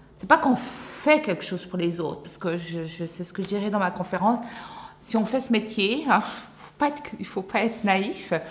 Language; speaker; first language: French; native; French